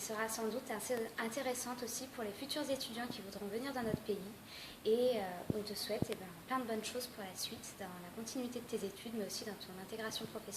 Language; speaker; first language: French; native; French